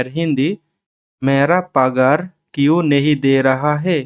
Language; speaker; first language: Hindi; non-native, learner; Bangla